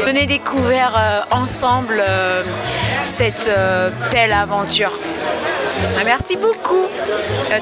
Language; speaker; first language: French; non-native, fluent; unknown